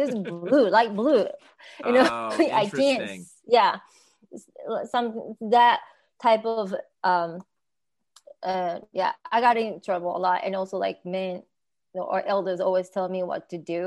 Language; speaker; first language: English; non-native, learner; Japanese